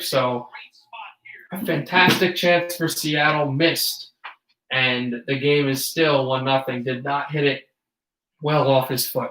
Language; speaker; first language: English; native; English